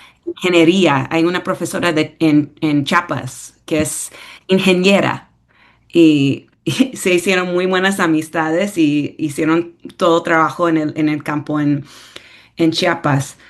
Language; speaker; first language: Spanish; early bilingual, heritage; English